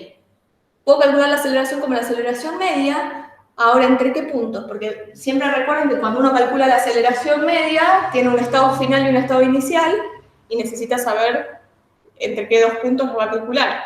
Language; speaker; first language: Spanish; native; Spanish